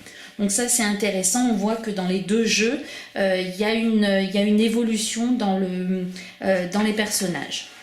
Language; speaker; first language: French; native; French